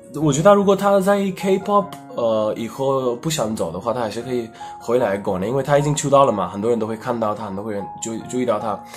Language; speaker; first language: Chinese; non-native, fluent; Hindi